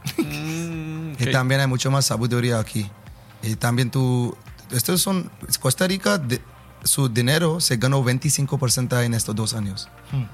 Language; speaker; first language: Spanish; non-native, learner; Hindi